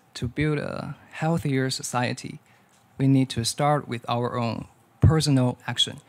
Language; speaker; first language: English; non-native, learner; Chinese